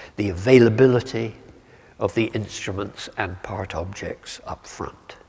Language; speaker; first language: English; native; English